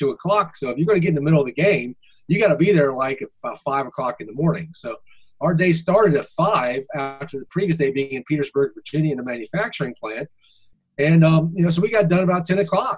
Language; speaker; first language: English; native; English